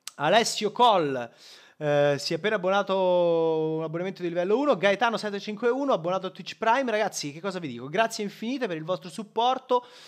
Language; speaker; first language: Italian; native; Italian